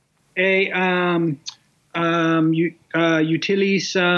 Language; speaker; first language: French; non-native, learner; English